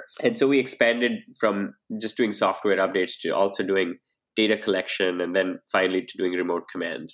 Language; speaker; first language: English; non-native, local second language; Hindi